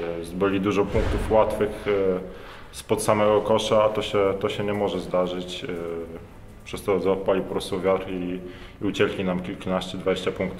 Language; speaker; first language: Polish; native; Polish